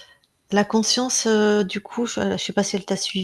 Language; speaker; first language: French; native; French